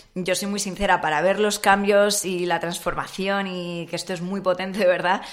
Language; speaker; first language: Spanish; native; Spanish